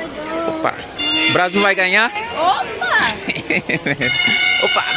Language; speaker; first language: Portuguese; non-native, learner; Haitian Creole